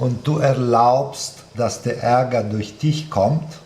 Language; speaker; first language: German; non-native, fluent; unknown